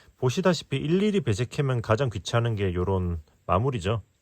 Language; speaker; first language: Korean; native; Korean